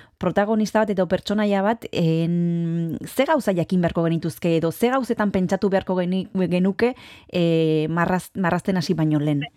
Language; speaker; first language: Basque; native; Basque